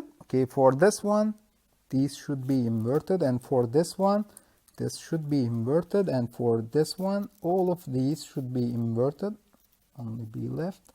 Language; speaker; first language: English; non-native, fluent; Turkish